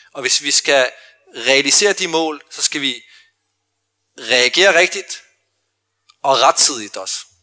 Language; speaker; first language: Danish; early bilingual, other home language; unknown